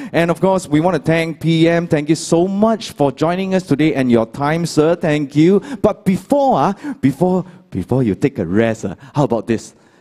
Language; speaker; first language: English; non-native, local second language; Chinese